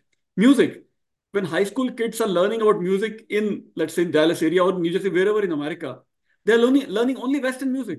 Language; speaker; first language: English; non-native, local second language; Marwari